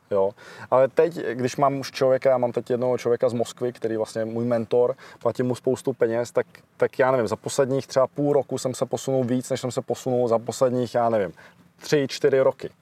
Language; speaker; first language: Czech; early bilingual, other home language; Russian